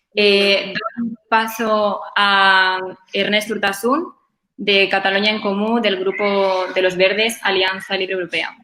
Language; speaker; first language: Spanish; native; Spanish